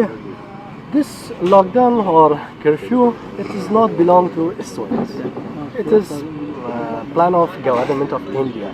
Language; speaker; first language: English; non-native, learner; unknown